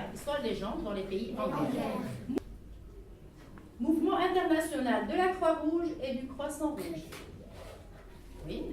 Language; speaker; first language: French; non-native, local second language; Arabic